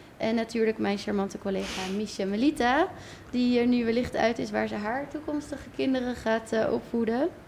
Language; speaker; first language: Dutch; native; Dutch